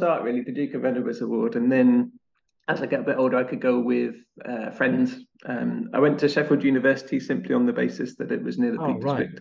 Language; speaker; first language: English; native; English